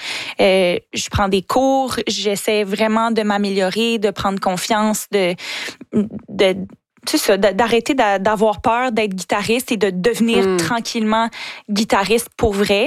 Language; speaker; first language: French; native; French